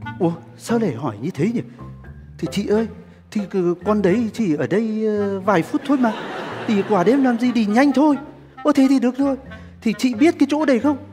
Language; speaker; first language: Vietnamese; non-native, fluent; Turkish